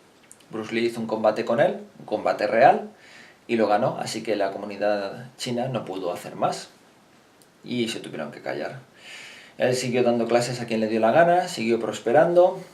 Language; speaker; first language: Spanish; native; Spanish